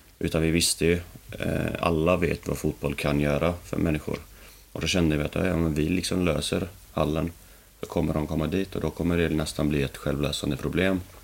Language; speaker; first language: Swedish; early bilingual, other home language; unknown